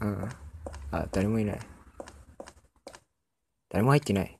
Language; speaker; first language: Japanese; native; Japanese